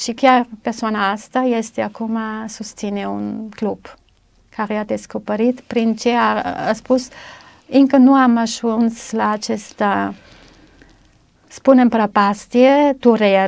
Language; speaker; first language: Romanian; non-native, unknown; German